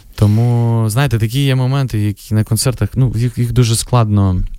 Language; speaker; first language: Ukrainian; non-native, local second language; Russian